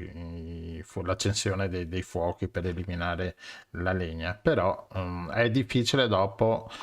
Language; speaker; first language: Italian; native; Italian